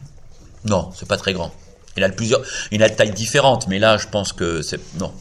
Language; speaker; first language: French; native; French